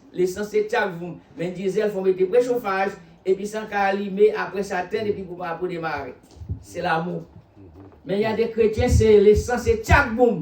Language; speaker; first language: French; non-native, local second language; Haitian Creole